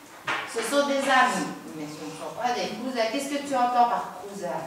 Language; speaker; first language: French; native; French